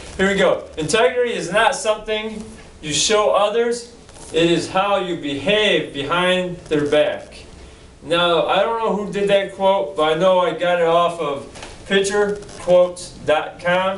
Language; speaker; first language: English; native; English